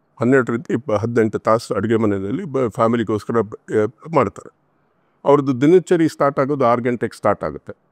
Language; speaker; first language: Kannada; non-native, local second language; Tamil